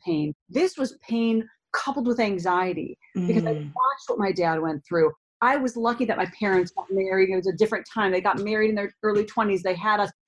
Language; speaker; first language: English; native; English